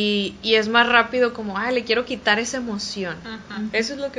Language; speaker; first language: Spanish; native; Spanish